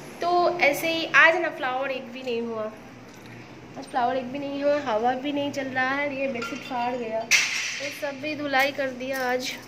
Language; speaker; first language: Hindi; non-native, local second language; Bangla